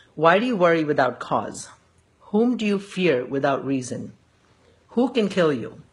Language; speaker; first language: English; early bilingual, other home language; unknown